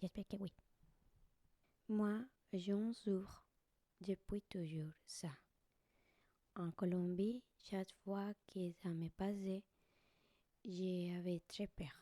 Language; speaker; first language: French; non-native, learner; Spanish